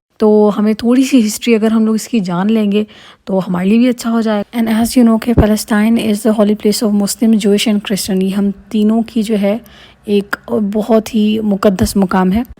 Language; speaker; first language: Urdu; native; Urdu